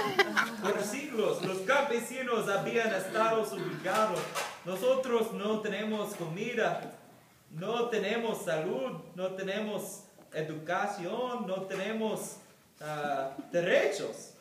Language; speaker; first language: Spanish; non-native, learner; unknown